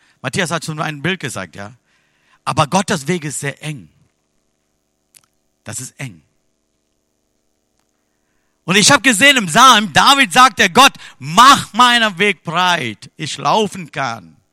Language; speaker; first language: German; non-native, fluent; Tamil